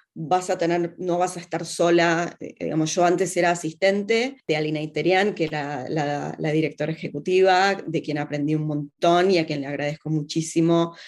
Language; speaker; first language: Spanish; native; Spanish